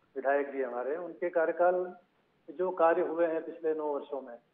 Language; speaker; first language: Hindi; native; Hindi